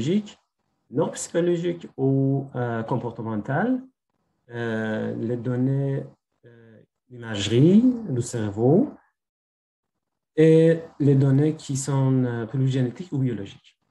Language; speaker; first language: French; non-native, fluent; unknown